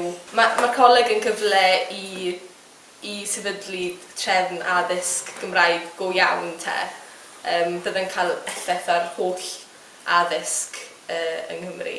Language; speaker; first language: Welsh; native; Welsh